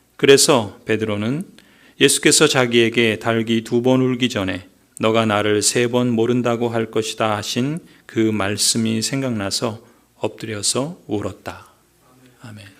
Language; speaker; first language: Korean; native; Korean